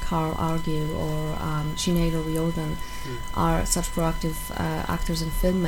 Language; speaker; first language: English; non-native, fluent; Polish